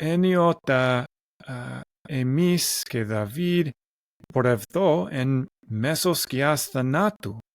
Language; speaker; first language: Greek; non-native, learner; English